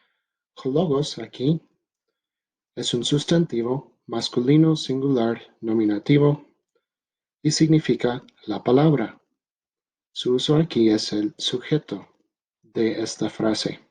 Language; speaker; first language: Spanish; non-native, fluent; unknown